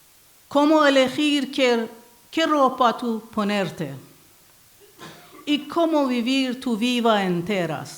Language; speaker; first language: Spanish; non-native, learner; Persian